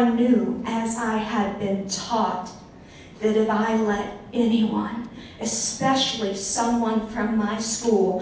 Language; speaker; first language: English; native; English